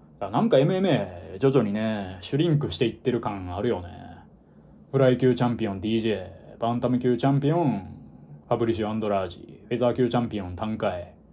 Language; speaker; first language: Japanese; native; Japanese